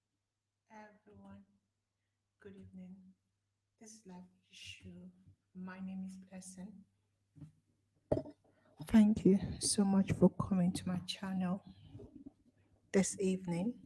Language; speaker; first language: English; non-native, local second language; Igbo